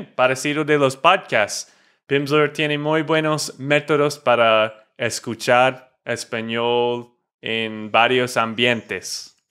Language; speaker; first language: Spanish; non-native, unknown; English